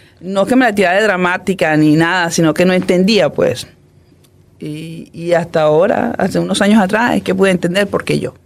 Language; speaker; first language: Spanish; native; Spanish